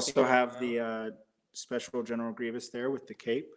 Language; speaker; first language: English; native; English